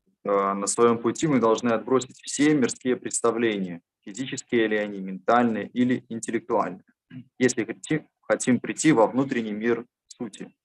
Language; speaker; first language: Russian; native; Russian